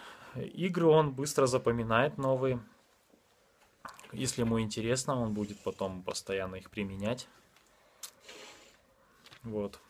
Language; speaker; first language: Russian; native; Russian